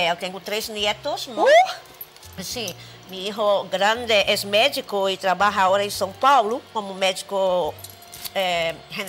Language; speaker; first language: Spanish; non-native, fluent; Portuguese